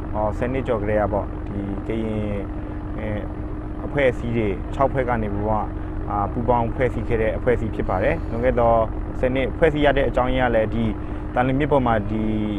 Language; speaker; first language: Burmese; non-native, local second language; Karen languages